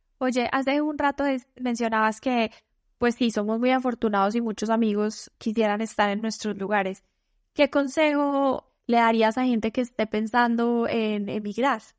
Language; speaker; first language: Spanish; native; Spanish